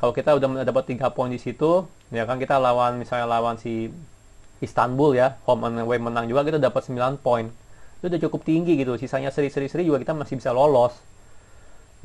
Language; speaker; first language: Indonesian; native; Indonesian